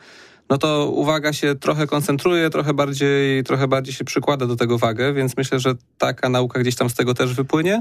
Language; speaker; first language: Polish; native; Polish